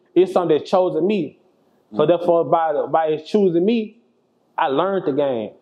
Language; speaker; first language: English; native; English